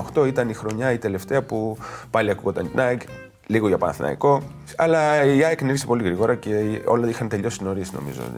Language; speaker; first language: Greek; native; Greek